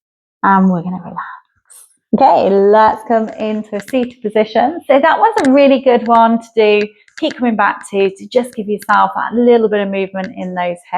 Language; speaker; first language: English; native; English